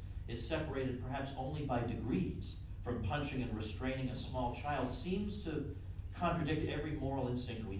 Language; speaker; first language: English; native; English